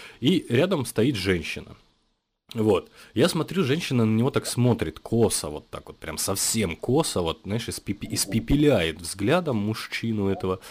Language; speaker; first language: Russian; native; Russian